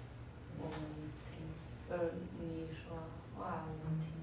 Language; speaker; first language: Chinese; non-native, learner; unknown